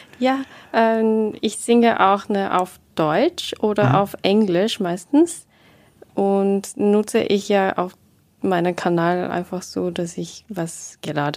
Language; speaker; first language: German; non-native, learner; Japanese